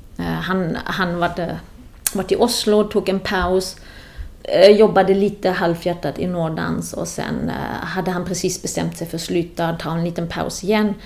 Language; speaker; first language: Swedish; non-native, fluent; German